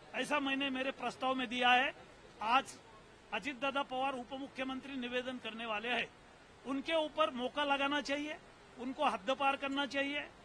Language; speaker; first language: Hindi; non-native, local second language; Marathi